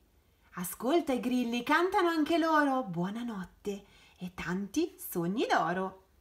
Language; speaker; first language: Italian; native; Italian